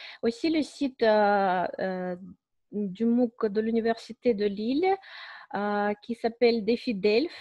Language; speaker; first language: French; non-native, fluent; Russian